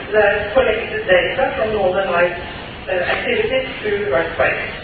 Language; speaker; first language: English; non-native, fluent; Norwegian